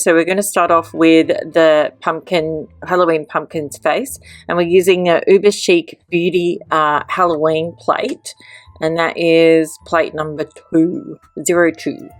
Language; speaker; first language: English; native; English